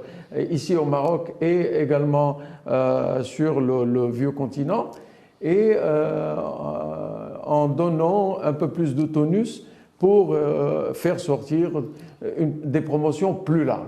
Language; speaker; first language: French; non-native, local second language; Arabic